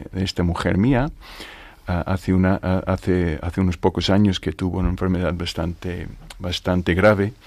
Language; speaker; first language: Spanish; non-native, fluent; English